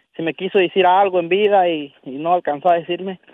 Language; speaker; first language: Spanish; native; Spanish